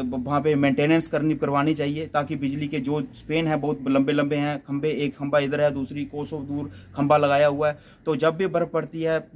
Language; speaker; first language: Hindi; native; Hindi